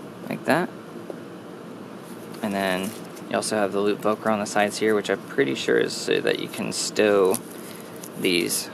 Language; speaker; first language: English; native; English